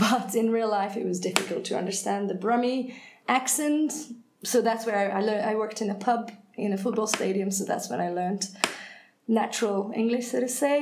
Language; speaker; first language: English; non-native, fluent; Hungarian